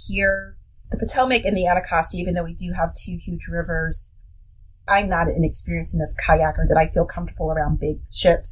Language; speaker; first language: English; native; English